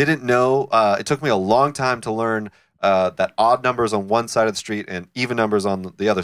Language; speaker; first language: English; native; English